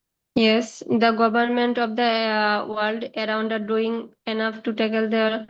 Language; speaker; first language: English; non-native, learner; Bangla